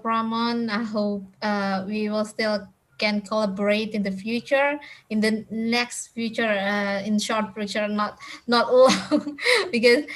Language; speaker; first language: English; non-native, fluent; Indonesian